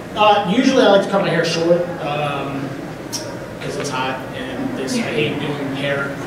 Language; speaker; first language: English; native; English